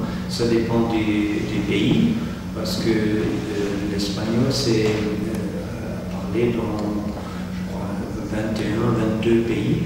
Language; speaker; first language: French; non-native, fluent; German